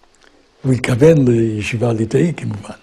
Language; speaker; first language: Hebrew; non-native, fluent; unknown